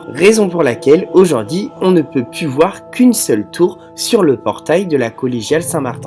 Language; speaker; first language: French; native; French